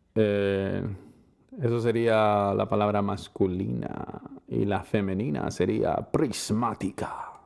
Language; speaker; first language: Spanish; non-native, learner; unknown